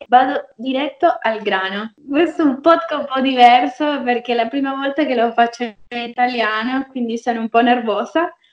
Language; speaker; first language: Italian; non-native, fluent; Spanish